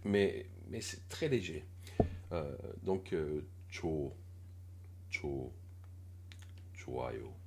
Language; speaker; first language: French; non-native, fluent; Korean